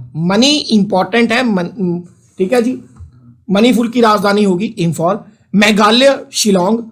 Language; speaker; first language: Hindi; non-native, local second language; Punjabi